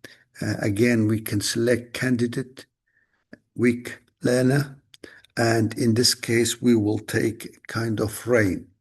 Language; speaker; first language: English; non-native, fluent; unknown